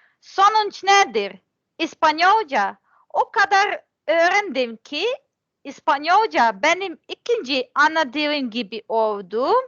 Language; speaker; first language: Turkish; non-native, learner; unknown